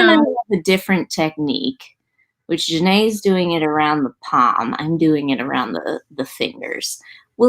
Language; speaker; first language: English; native; English